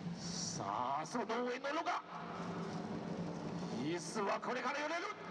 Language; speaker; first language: Japanese; non-native, learner; Chinese